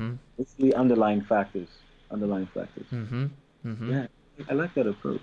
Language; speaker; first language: English; non-native, local second language; Yoruba